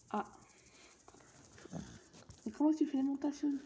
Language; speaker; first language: French; native; French